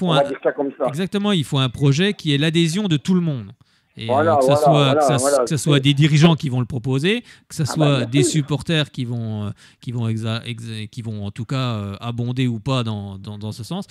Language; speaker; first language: French; native; French